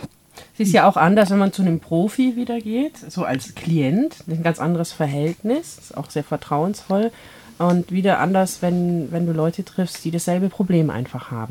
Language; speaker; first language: German; native; German